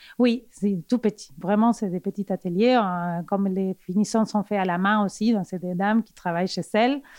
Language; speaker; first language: French; non-native, fluent; Spanish